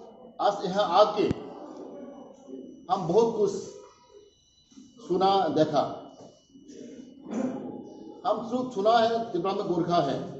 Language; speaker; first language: Hindi; non-native, local second language; Kok Borok